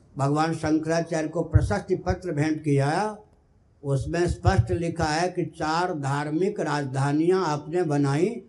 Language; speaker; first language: Hindi; non-native, local second language; Maithili